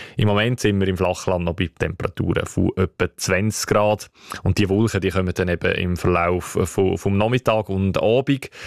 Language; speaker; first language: German; native; German